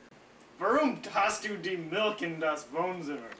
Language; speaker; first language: German; non-native, learner; English